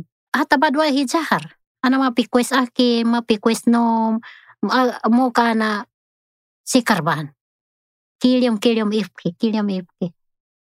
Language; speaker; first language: Arabic; non-native, learner; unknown